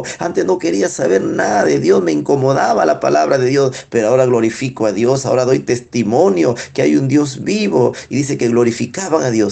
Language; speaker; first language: Spanish; native; Spanish